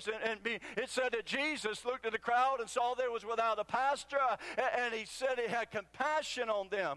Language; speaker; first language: English; native; English